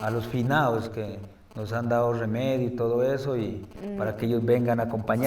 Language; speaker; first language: Spanish; native; Spanish